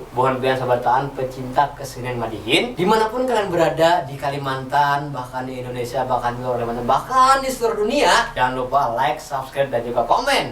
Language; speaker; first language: Indonesian; non-native, local second language; Banjar